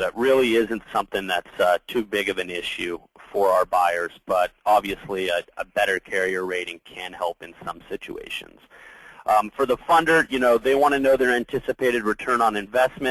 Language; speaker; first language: English; native; English